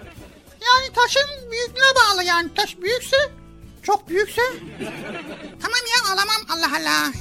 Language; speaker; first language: Turkish; native; Turkish